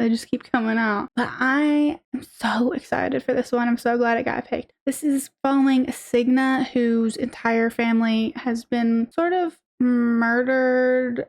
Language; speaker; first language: English; native; English